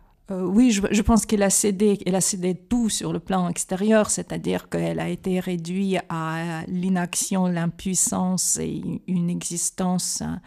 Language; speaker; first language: French; non-native, fluent; Russian